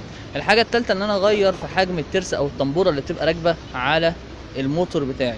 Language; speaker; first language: Arabic; native; Arabic